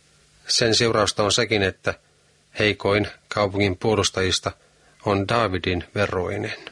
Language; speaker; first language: Finnish; native; Finnish